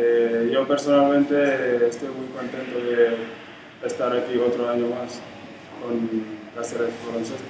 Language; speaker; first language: Spanish; non-native, fluent; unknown